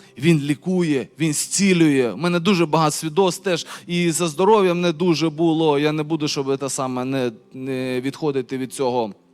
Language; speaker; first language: Ukrainian; non-native, local second language; Russian